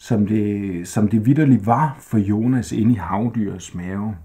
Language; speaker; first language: Danish; native; Danish